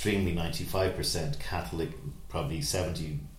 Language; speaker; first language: English; native; English